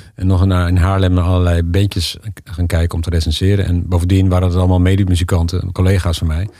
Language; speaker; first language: Dutch; native; Dutch